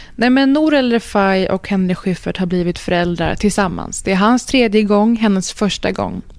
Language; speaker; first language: Swedish; native; Swedish